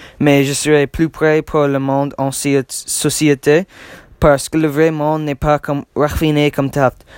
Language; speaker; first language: French; non-native, learner; English